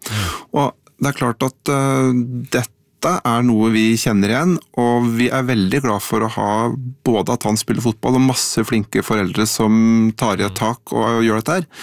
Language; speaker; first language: Norwegian; native; Norwegian